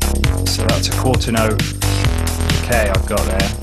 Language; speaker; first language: English; native; English